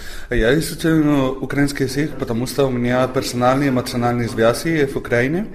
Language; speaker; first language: Russian; non-native, fluent; Spanish